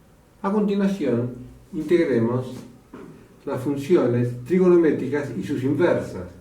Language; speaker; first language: Spanish; native; Spanish